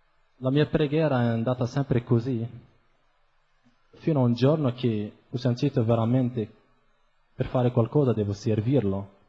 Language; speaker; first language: Italian; non-native, fluent; Arabic